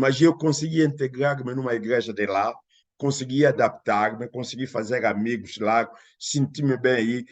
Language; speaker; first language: Portuguese; non-native, fluent; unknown